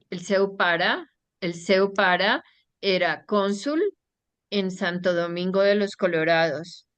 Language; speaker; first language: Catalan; non-native, learner; Spanish